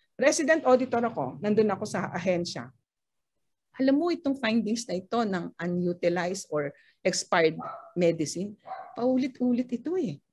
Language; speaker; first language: Filipino; native; Filipino